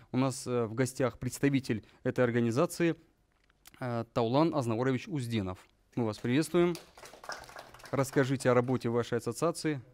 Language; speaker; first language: Russian; non-native, local second language; Karachay-Balkar